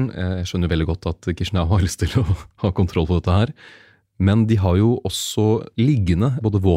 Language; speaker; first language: Norwegian; native; Norwegian